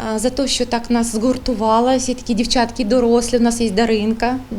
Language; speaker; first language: Ukrainian; non-native, local second language; Russian